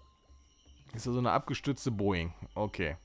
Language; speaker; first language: German; native; German